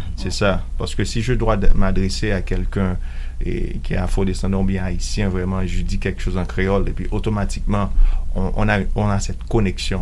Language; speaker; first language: French; non-native, local second language; Haitian Creole